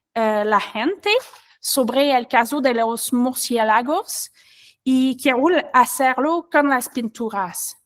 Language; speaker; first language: Spanish; non-native, learner; French